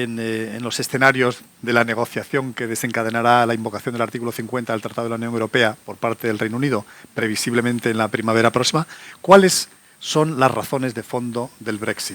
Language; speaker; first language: Spanish; native; Spanish